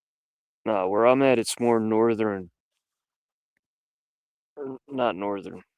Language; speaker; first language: English; native; English